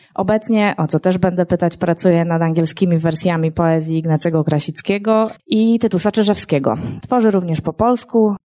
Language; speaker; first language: Polish; native; Polish